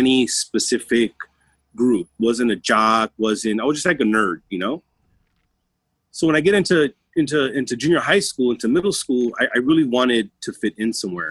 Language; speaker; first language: English; early bilingual, other home language; Spanish